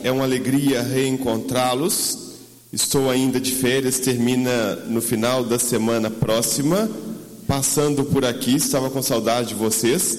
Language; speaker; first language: Portuguese; native; Portuguese